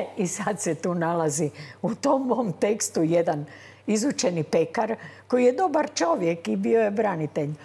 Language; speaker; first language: Croatian; native; Croatian